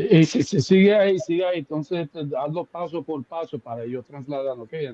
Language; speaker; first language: Spanish; early bilingual, heritage; Spanish